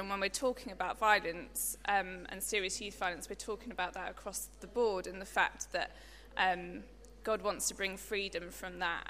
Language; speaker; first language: English; native; English